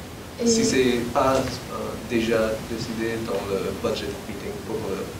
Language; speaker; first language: French; non-native, learner; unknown